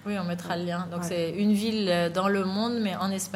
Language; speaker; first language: French; native; French